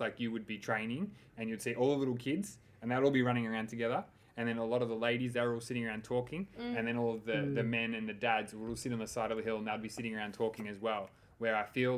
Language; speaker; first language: English; native; English